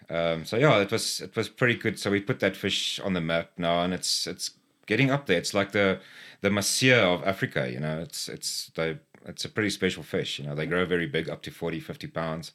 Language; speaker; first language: English; non-native, local second language; Afrikaans